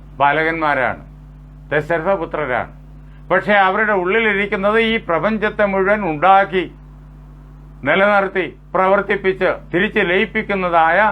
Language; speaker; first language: Malayalam; native; Malayalam